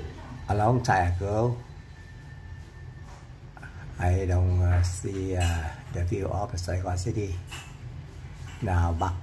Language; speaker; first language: English; non-native, learner; Vietnamese